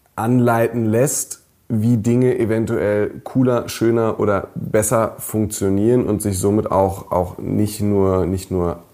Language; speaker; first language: German; native; German